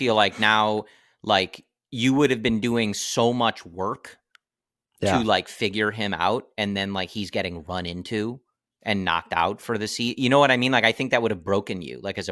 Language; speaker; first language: English; native; English